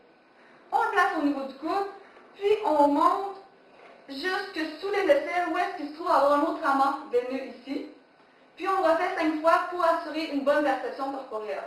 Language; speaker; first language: French; native; French